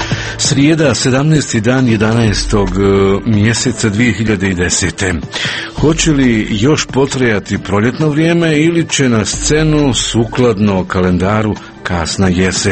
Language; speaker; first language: Croatian; native; Croatian